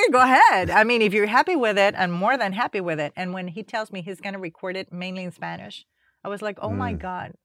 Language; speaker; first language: English; non-native, fluent; Spanish